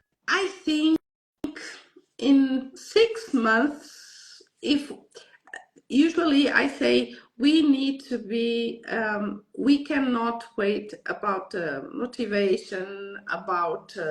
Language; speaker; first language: English; non-native, learner; Portuguese